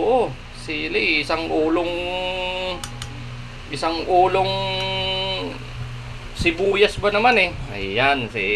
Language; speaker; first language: Filipino; non-native, local second language; Hiligaynon